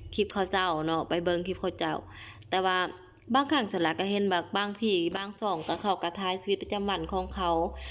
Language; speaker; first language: Lao; non-native, local second language; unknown